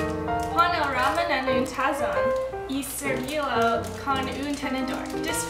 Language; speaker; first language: Spanish; non-native, learner; English